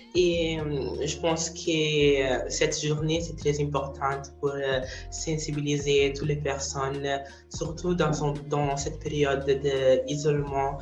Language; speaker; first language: French; non-native, fluent; Italian